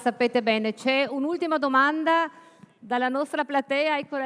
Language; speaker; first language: Italian; native; Italian